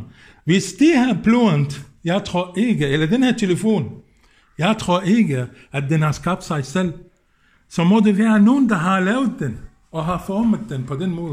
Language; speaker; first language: Danish; non-native, fluent; Arabic